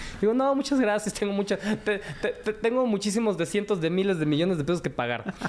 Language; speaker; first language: Spanish; early bilingual, other home language; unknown